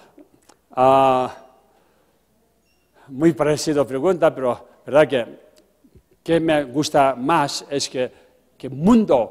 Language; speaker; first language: Spanish; non-native, fluent; Tibetan